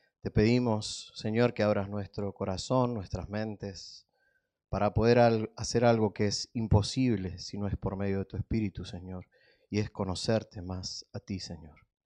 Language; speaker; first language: Spanish; native; Spanish